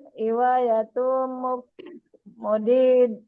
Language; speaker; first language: Arabic; non-native, learner; Indonesian